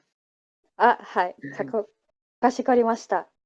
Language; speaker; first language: Japanese; non-native, learner; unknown